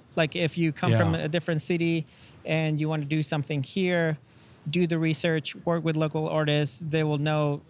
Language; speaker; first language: English; non-native, fluent; Spanish